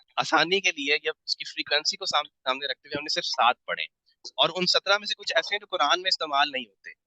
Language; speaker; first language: Urdu; native; Urdu